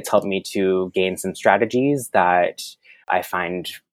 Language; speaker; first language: English; non-native, fluent; French